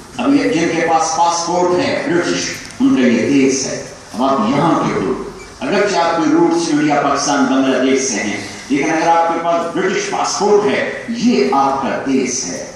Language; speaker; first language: Urdu; non-native, local second language; Punjabi